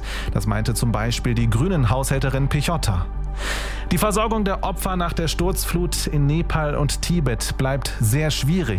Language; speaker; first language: German; native; German